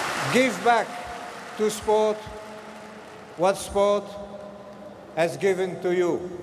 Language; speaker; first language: English; non-native, fluent; Dutch